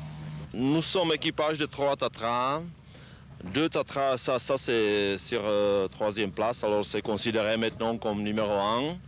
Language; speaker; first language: French; non-native, learner; Czech